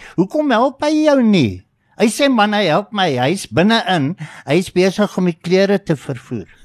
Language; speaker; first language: Afrikaans; non-native, local second language; English